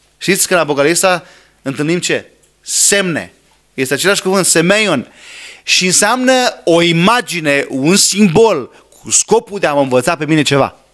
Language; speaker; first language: Romanian; non-native, fluent; English